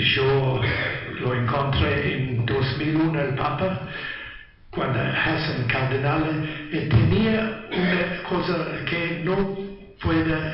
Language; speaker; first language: Spanish; non-native, learner; Italian